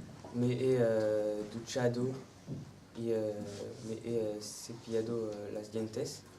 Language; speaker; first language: Spanish; non-native, learner; French